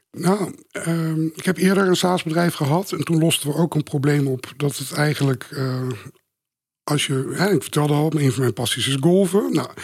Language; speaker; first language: Dutch; native; Dutch